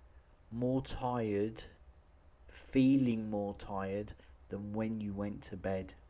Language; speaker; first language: English; native; English